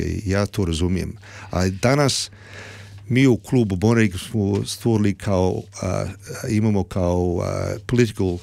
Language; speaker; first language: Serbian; early bilingual, heritage; Croatian